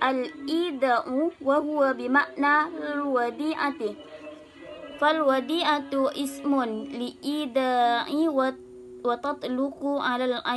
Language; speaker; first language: Arabic; non-native, learner; Indonesian